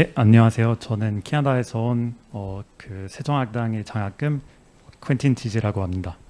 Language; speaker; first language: Korean; non-native, fluent; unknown